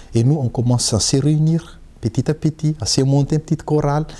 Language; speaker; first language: French; non-native, local second language; Malagasy